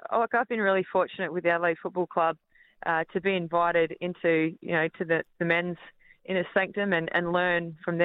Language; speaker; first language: English; native; English